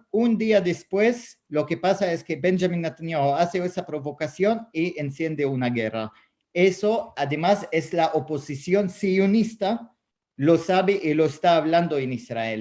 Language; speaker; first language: Spanish; non-native, fluent; Arabic